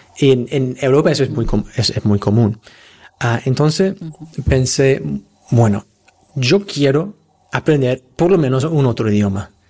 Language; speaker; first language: Spanish; non-native, fluent; English